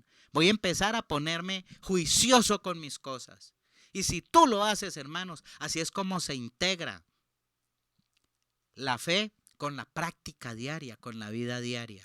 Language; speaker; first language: Spanish; native; Spanish